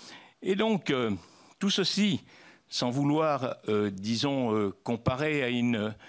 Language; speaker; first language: French; native; French